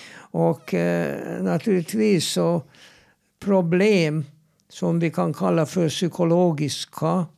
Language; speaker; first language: Swedish; non-native, fluent; Hungarian